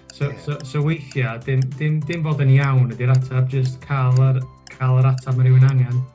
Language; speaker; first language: Welsh; non-native, local second language; English